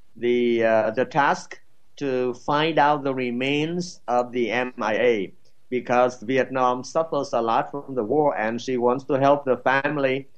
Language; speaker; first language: English; non-native, fluent; Vietnamese